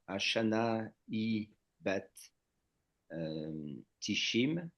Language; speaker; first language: Hebrew; non-native, learner; French